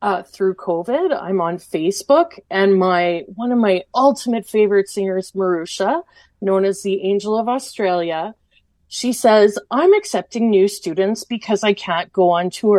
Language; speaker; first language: English; native; English